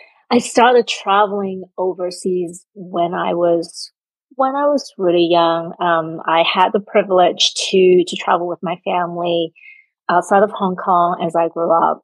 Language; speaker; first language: English; non-native, local second language; Cantonese